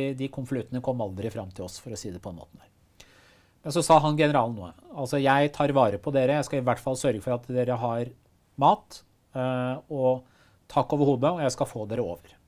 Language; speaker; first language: Norwegian; early bilingual, other home language; Persian